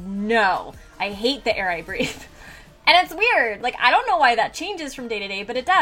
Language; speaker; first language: English; native; English